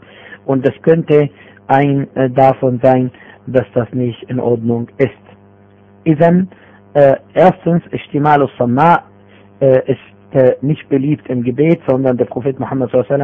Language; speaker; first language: German; non-native, fluent; Arabic